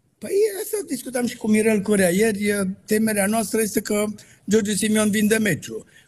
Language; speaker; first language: Romanian; native; Romanian